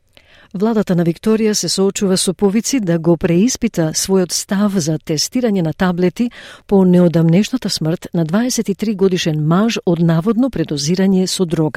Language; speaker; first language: Macedonian; native; Macedonian